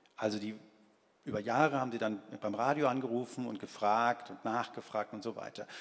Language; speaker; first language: German; early bilingual, other home language; Spanish